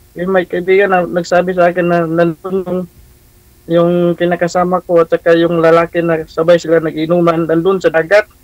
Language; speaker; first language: Filipino; non-native, local second language; Cebuano